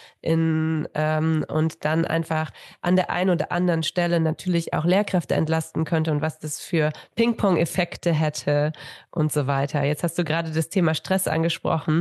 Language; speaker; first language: German; native; German